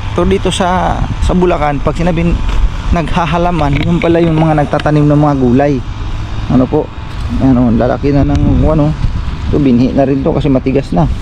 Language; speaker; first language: Filipino; non-native, local second language; Cebuano